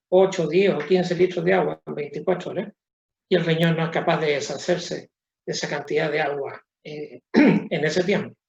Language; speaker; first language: Spanish; native; Spanish